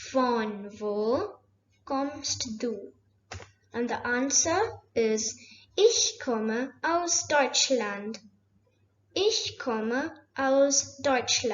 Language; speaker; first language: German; non-native, fluent; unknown